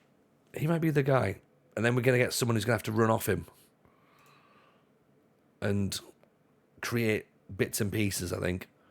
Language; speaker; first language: English; native; English